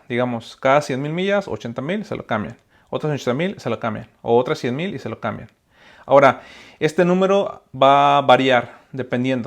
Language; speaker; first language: Spanish; native; Spanish